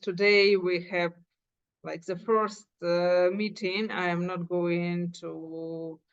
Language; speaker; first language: English; non-native, fluent; Ukrainian